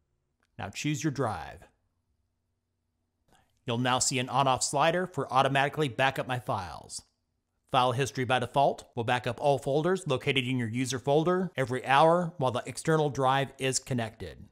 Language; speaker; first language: English; native; English